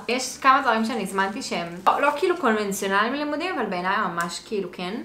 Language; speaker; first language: Hebrew; native; Hebrew